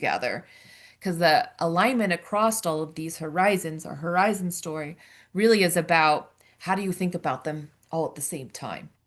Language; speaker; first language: English; native; English